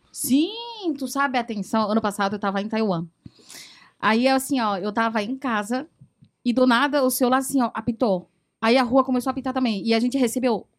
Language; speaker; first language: Portuguese; early bilingual, other home language; Chinese